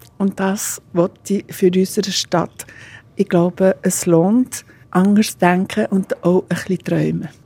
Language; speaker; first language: German; non-native, fluent; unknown